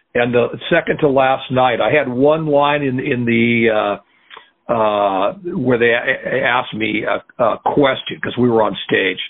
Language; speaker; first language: English; native; English